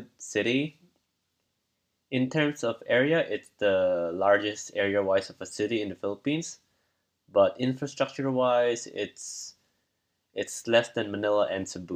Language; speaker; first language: English; non-native, local second language; Cebuano